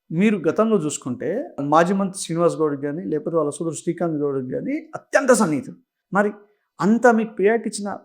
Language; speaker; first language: Telugu; native; Telugu